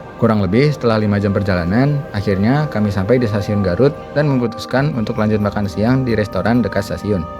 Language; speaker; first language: Indonesian; native; Indonesian